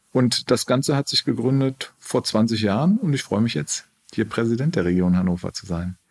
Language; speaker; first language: German; native; German